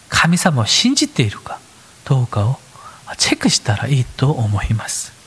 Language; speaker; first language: Japanese; non-native, fluent; Korean